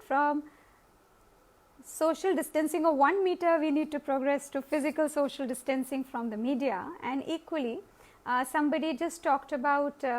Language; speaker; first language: English; non-native, local second language; Hindi